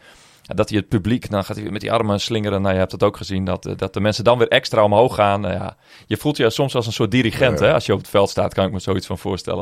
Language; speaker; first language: Dutch; native; Dutch